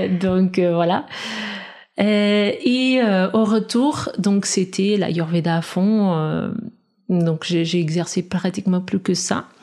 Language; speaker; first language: French; non-native, fluent; Portuguese